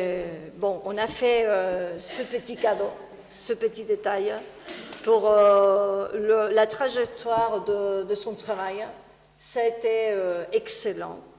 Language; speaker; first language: French; non-native, fluent; Spanish